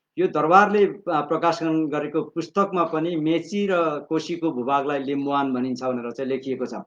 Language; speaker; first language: Nepali; non-native, local second language; Limbu